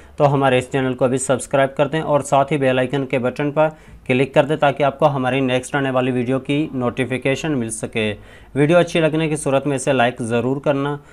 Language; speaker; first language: Urdu; non-native, local second language; Sindhi